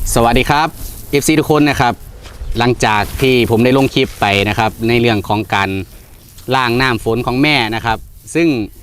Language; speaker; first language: Thai; native; Thai